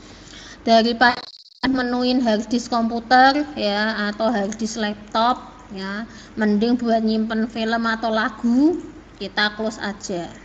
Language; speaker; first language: Indonesian; native; Indonesian